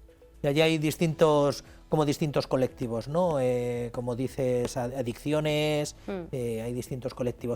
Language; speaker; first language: Spanish; native; Spanish